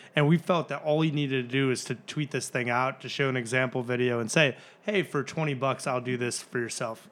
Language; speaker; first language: English; native; English